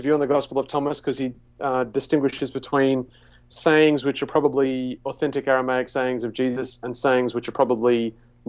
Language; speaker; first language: English; native; English